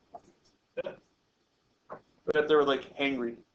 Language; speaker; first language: English; native; English